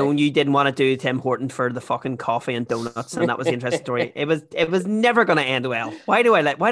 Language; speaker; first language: English; native; English